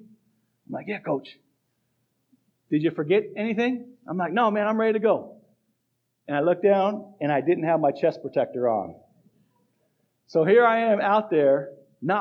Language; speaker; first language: English; native; English